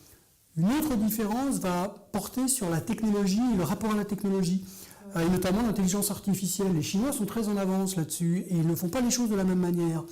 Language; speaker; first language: French; native; French